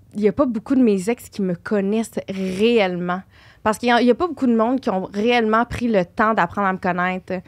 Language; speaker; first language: French; native; French